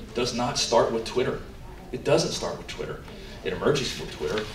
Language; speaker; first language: English; native; English